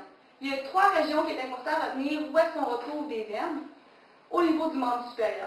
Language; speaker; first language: French; native; French